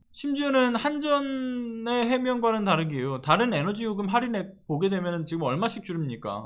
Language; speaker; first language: Korean; native; Korean